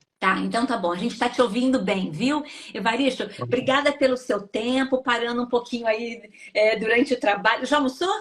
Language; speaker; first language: Portuguese; native; Portuguese